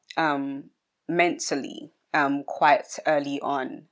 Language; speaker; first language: English; early bilingual, other home language; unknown